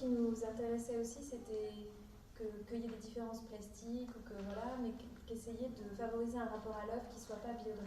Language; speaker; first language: French; native; French